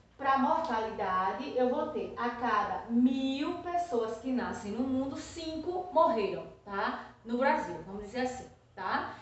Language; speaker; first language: Portuguese; native; Portuguese